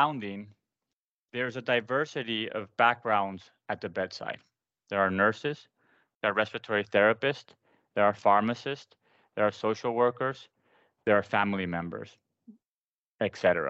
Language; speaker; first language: English; non-native, fluent; Spanish